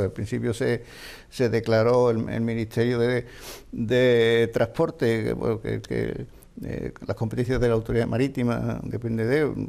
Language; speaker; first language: Spanish; native; Spanish